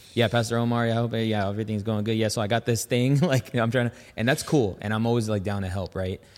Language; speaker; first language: English; native; English